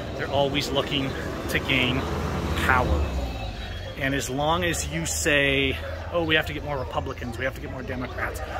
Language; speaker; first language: English; native; English